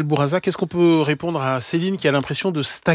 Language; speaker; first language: French; native; French